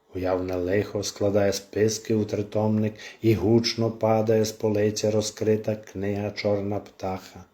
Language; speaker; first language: Ukrainian; native; Ukrainian